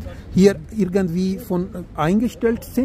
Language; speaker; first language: German; non-native, learner; Urdu